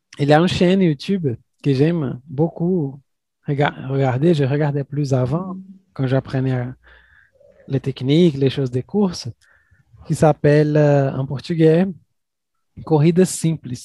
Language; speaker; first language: French; non-native, fluent; Portuguese